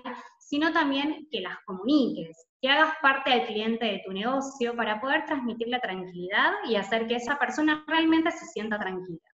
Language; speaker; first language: Spanish; native; Spanish